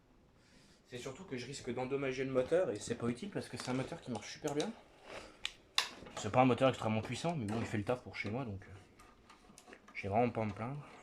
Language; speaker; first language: French; native; French